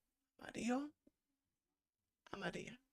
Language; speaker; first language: Spanish; non-native, learner; English